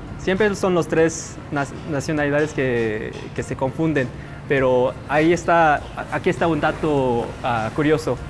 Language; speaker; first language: Spanish; non-native, fluent; Korean